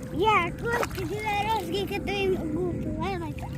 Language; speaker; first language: Russian; early bilingual, heritage; Russian